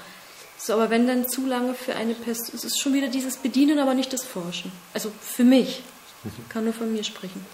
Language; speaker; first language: German; native; German